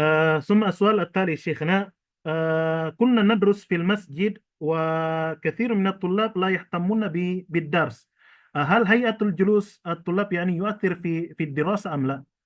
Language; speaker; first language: Arabic; non-native, fluent; Indonesian